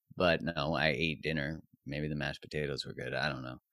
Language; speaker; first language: English; native; English